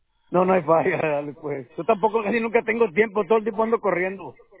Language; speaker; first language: Spanish; native; Spanish